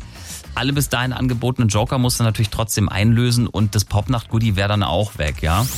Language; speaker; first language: German; native; German